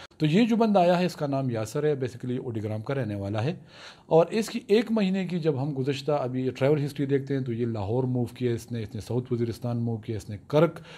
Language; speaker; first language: Urdu; non-native, local second language; Pashto